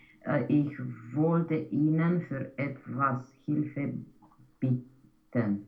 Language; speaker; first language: German; non-native, learner; Romanian